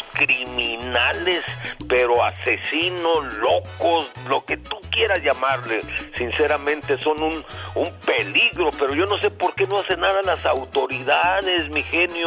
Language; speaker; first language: Spanish; native; Spanish